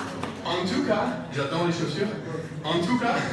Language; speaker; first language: French; non-native, learner; English